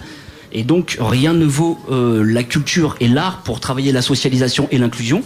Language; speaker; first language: French; native; French